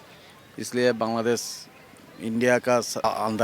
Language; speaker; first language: Hindi; non-native, learner; Bangla